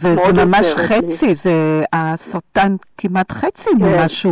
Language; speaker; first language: Hebrew; native; Hebrew